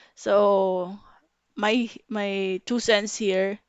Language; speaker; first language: English; non-native, local second language; Filipino